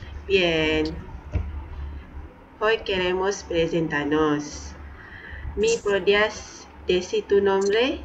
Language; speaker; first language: Spanish; non-native, learner; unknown